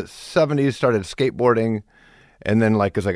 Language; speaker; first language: English; early bilingual, other home language; German